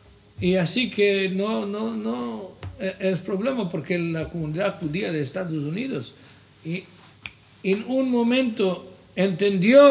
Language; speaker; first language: Spanish; non-native, fluent; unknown